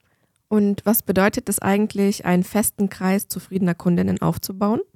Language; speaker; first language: German; native; German